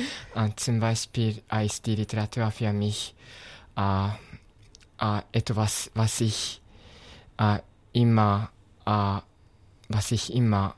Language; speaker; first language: German; non-native, fluent; Japanese